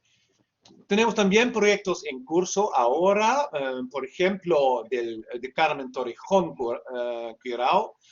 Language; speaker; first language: Spanish; non-native, learner; Dutch